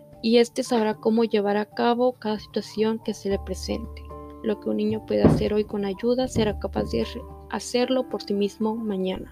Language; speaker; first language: Spanish; native; Spanish